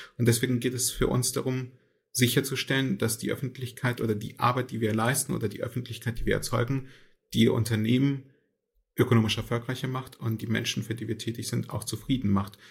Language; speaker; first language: German; early bilingual, other home language; Russian